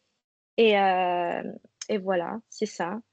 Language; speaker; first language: French; non-native, fluent; Spanish